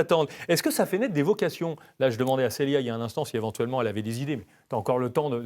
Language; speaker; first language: French; native; French